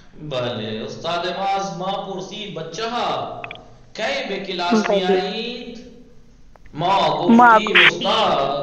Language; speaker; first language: Persian; non-native, fluent; Urdu